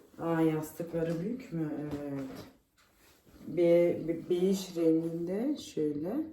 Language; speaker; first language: Turkish; early bilingual, heritage; Turkish